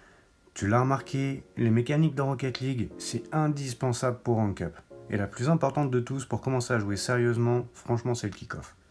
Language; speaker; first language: French; native; French